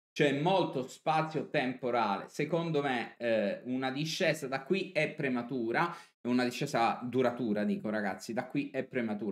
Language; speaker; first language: Italian; native; Italian